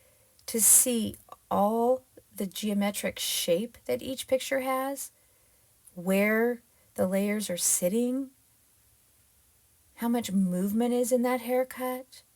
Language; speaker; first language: English; native; English